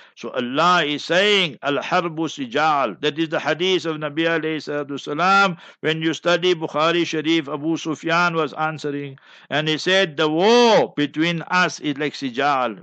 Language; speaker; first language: English; native; English